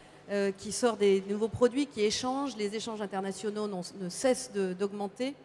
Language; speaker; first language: French; native; French